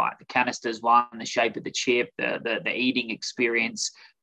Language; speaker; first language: English; native; English